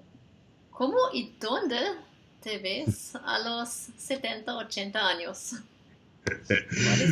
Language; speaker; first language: Spanish; non-native, fluent; Portuguese